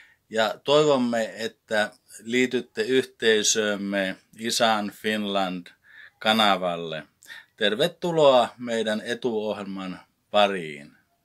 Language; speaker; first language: Finnish; native; Finnish